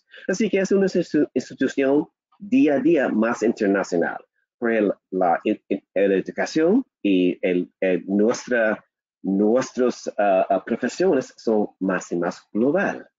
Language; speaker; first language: Spanish; non-native, learner; English